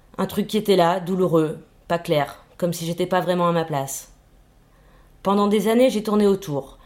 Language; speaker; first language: French; early bilingual, other home language; Spanish